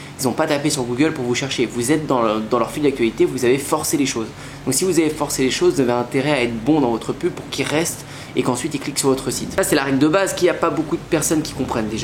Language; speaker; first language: French; native; French